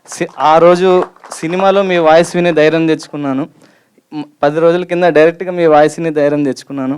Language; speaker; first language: Telugu; native; Telugu